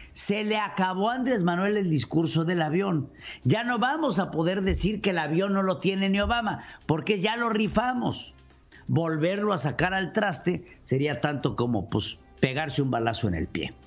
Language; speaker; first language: Spanish; native; Spanish